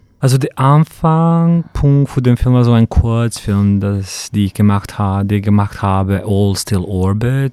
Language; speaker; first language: German; non-native, fluent; Serbian